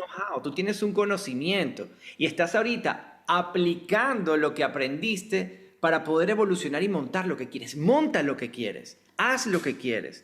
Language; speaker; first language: Spanish; native; Spanish